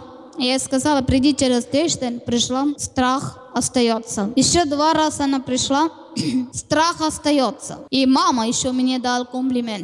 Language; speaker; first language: Ukrainian; non-native, learner; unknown